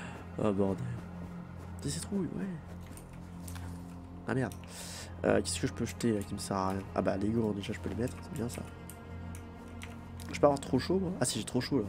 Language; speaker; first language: French; native; French